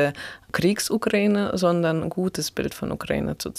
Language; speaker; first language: German; non-native, fluent; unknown